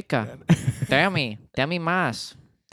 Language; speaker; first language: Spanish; non-native, learner; English